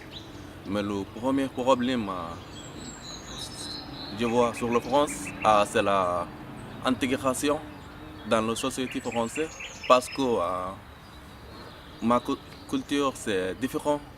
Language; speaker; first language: French; non-native, learner; Arabic